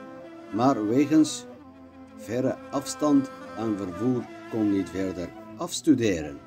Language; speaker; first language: Dutch; non-native, learner; Kurdish